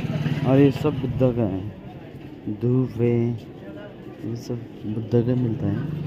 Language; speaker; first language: Hindi; non-native, local second language; Nepali